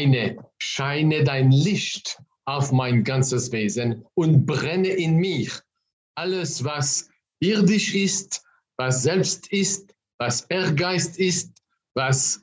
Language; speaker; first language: German; non-native, fluent; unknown